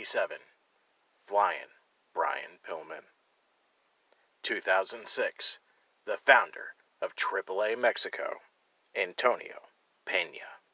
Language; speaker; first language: English; native; English